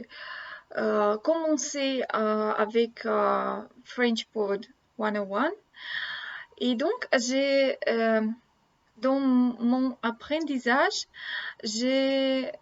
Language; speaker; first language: French; non-native, learner; Russian